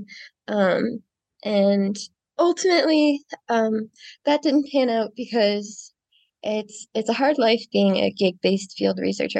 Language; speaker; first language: English; native; English